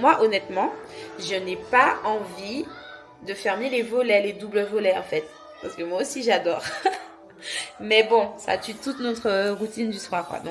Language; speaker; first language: French; native; French